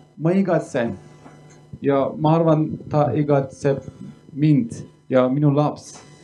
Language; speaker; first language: Estonian; non-native, learner; Kurdish